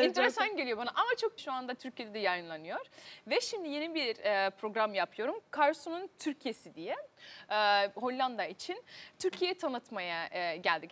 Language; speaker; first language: Turkish; early bilingual, heritage; Turkish